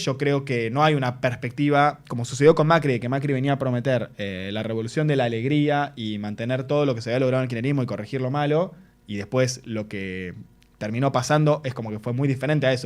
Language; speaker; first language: Spanish; native; Spanish